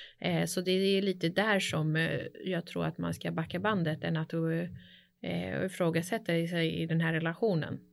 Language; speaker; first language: Swedish; early bilingual, other home language; Spanish